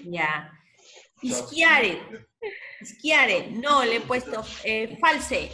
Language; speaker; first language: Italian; non-native, learner; Spanish